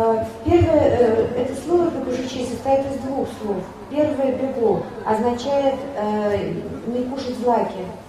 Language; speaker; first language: Russian; native; Russian